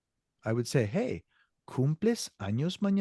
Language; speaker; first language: Spanish; non-native, fluent; English